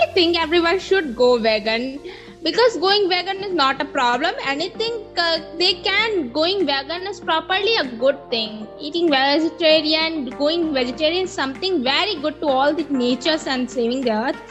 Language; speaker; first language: English; non-native, local second language; Hindi